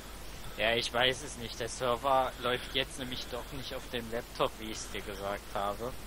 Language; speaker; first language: German; native; German